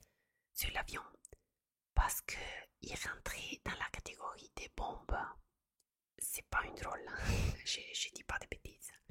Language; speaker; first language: French; non-native, fluent; Italian